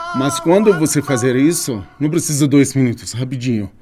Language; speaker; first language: Portuguese; non-native, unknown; Arabic